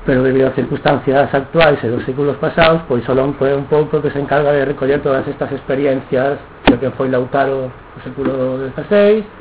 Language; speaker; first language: Spanish; non-native, local second language; Galician